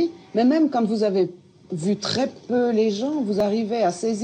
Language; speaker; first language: French; native; French